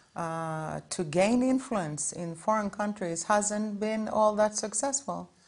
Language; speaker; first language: English; non-native, fluent; Norwegian